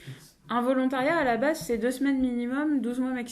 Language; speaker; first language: French; native; French